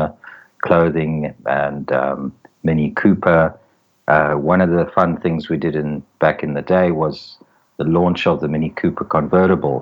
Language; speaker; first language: English; native; English